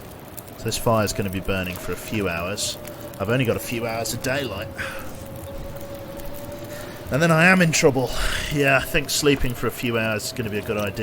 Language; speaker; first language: English; native; English